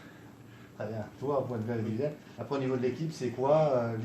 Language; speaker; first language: French; native; French